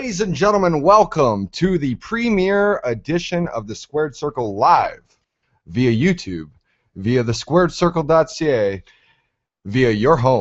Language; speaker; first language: English; native; English